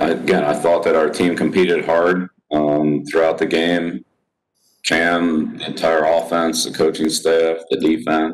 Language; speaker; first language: English; native; English